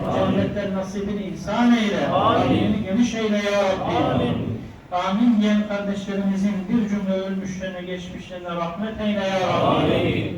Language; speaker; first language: Turkish; native; Turkish